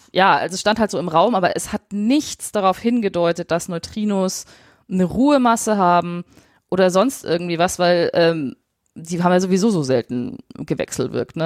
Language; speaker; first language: German; native; German